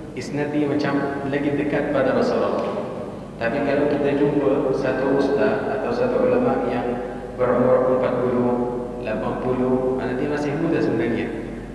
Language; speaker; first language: Malay; non-native, fluent; Arabic